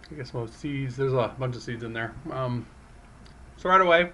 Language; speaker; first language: English; native; English